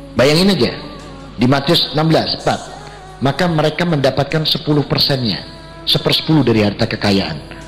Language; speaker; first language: Indonesian; native; Indonesian